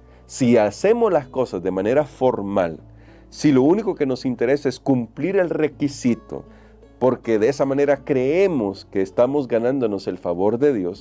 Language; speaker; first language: Spanish; native; Spanish